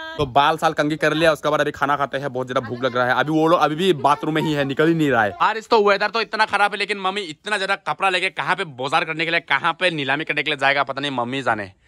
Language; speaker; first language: Hindi; non-native, local second language; Assamese